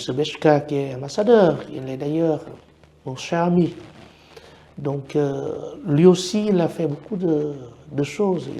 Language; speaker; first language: French; non-native, fluent; Vietnamese